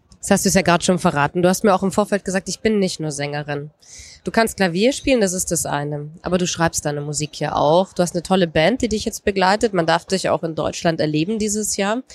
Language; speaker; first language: German; native; German